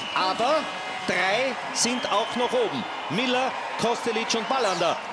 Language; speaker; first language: German; native; German